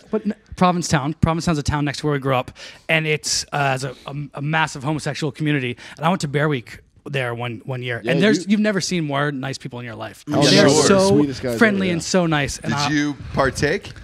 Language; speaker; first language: English; native; English